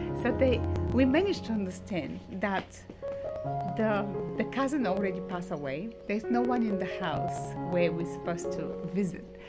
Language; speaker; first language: English; non-native, fluent; Bulgarian